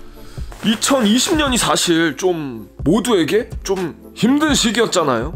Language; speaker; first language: Korean; early bilingual, heritage; Korean